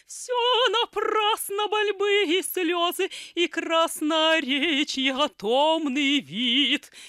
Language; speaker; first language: Russian; native; Russian